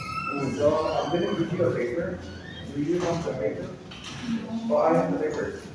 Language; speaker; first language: English; non-native, fluent; Indonesian